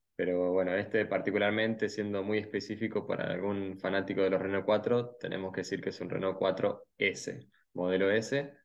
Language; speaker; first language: Spanish; native; Spanish